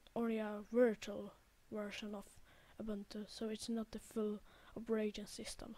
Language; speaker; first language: English; non-native, learner; Swedish